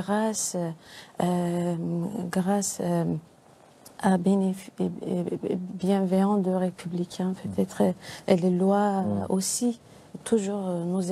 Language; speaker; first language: French; non-native, learner; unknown